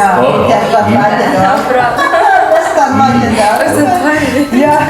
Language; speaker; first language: Swedish; non-native, learner; Thai